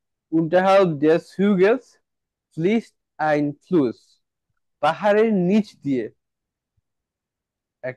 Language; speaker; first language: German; non-native, fluent; Bangla